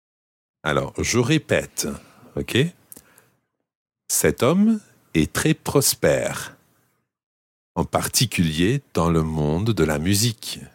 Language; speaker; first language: French; non-native, fluent; English